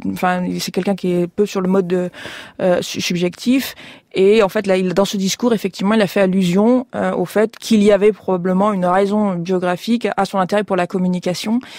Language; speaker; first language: French; native; French